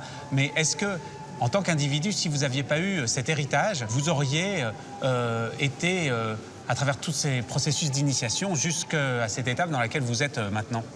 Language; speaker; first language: French; native; French